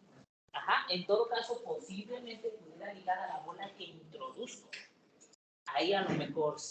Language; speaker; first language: Spanish; native; Spanish